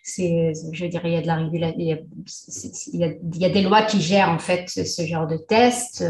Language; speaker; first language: French; non-native, local second language; Arabic